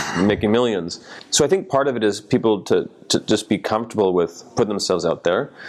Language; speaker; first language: English; native; English